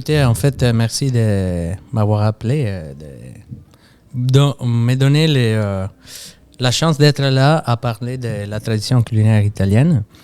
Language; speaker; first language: French; non-native, fluent; Italian